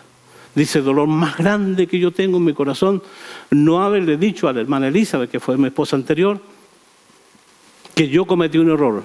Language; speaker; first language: Spanish; native; Spanish